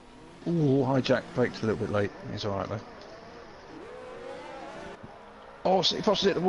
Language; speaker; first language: English; native; English